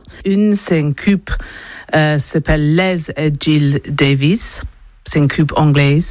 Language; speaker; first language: French; non-native, learner; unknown